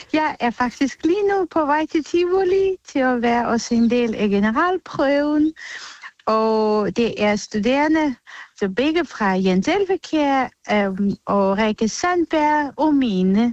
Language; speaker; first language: Danish; non-native, fluent; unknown